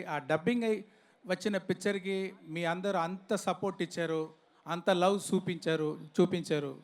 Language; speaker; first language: Telugu; non-native, learner; Tamil